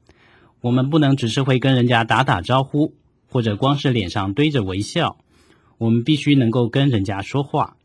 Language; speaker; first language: Chinese; native; Chinese